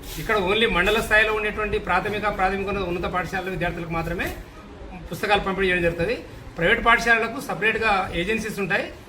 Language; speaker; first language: Telugu; native; Telugu